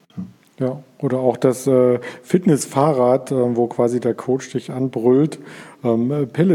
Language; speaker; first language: German; native; German